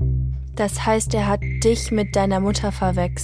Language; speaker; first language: German; native; German